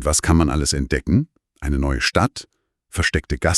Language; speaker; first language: German; native; German